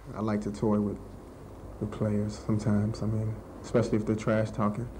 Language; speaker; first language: English; native; English